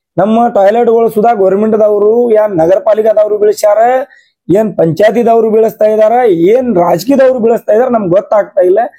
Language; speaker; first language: Kannada; non-native, local second language; Lambadi